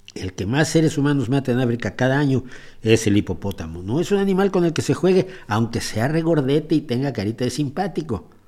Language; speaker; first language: Spanish; native; Spanish